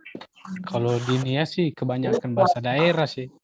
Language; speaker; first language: Indonesian; non-native, local second language; Nias